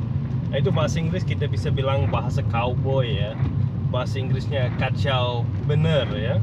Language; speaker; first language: Indonesian; non-native, fluent; English